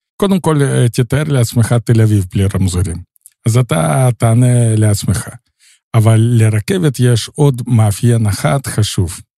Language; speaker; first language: Hebrew; non-native, fluent; Russian